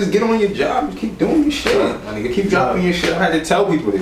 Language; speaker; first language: English; native; English